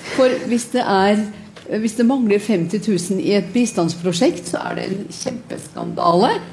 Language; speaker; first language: Norwegian; native; Norwegian